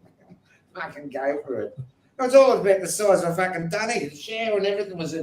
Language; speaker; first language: English; native; English